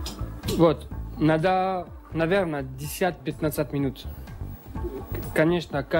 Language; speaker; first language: Russian; non-native, learner; French